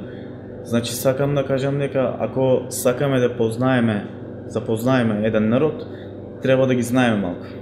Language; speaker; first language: Macedonian; non-native, fluent; Turkish